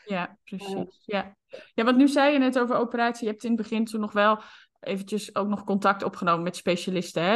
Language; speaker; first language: Dutch; native; Dutch